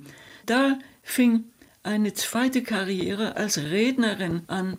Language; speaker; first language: German; non-native, fluent; Danish